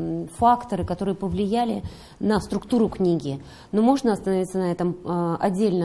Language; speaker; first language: Russian; native; Russian